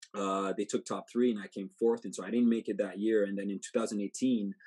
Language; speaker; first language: English; native; English